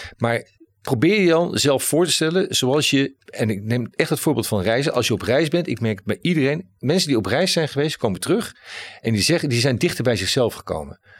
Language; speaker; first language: Dutch; native; Dutch